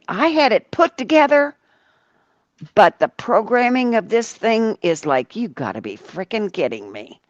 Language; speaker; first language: English; native; English